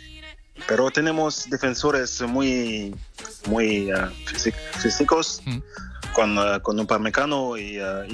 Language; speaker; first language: Spanish; non-native, fluent; French